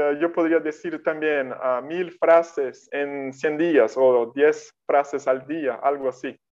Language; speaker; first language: Spanish; non-native, fluent; Portuguese